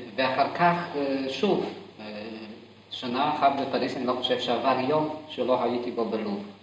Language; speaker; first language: Hebrew; non-native, fluent; Yiddish